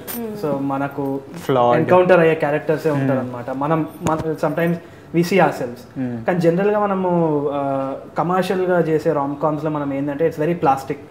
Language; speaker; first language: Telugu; native; Telugu